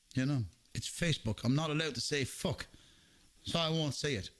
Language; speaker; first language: English; native; English